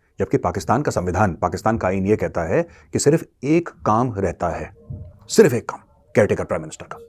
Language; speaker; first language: Hindi; native; Hindi